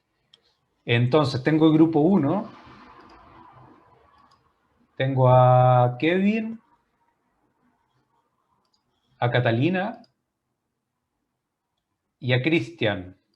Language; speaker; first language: Spanish; native; Spanish